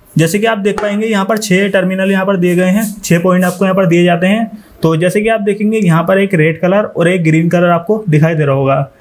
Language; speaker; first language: Hindi; native; Hindi